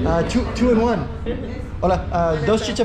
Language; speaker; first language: Spanish; non-native, learner; English